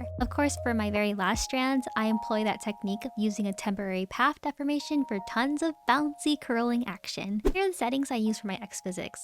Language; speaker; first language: English; native; English